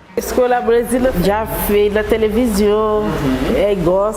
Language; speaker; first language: Portuguese; non-native, learner; Haitian Creole